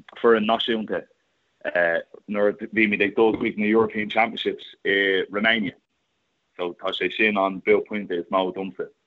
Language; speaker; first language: Irish; non-native, local second language; English